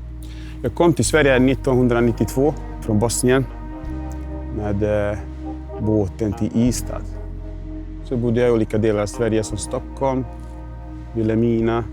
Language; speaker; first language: Swedish; non-native, fluent; Bosnian